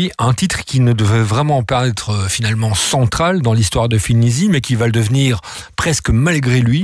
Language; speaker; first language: French; native; French